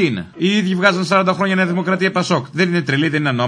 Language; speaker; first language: Greek; native; Greek